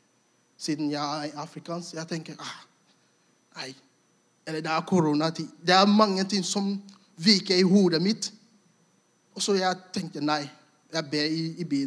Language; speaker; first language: Norwegian; non-native, fluent; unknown